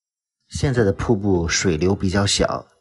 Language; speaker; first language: Chinese; native; Chinese